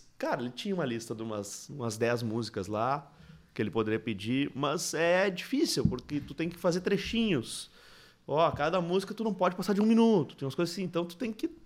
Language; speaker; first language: Portuguese; native; Portuguese